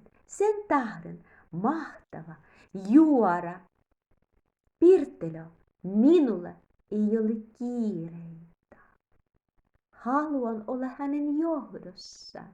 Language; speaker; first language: Finnish; non-native, learner; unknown